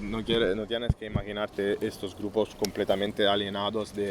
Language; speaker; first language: Spanish; non-native, fluent; Italian